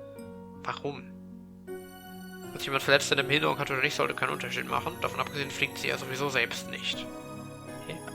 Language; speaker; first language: German; native; German